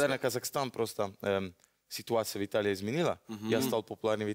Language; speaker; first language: Russian; non-native, learner; Italian